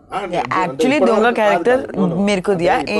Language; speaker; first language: Telugu; non-native, learner; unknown